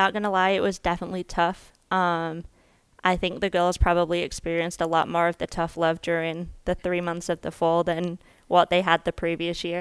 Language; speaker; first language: English; native; English